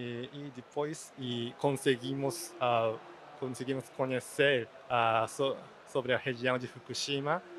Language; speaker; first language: Portuguese; non-native, learner; Japanese